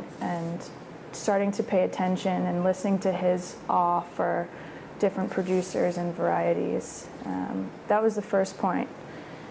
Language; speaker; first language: English; native; English